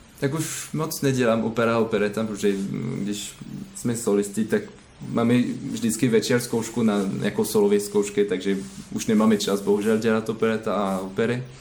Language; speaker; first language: Czech; non-native, learner; French